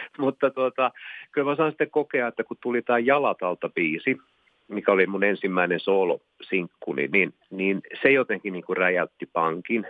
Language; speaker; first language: Finnish; non-native, local second language; Swedish